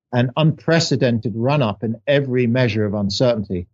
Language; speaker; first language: English; native; English